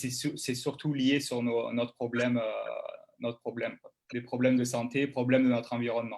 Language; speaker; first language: French; native; French